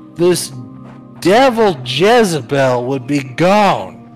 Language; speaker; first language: English; native; English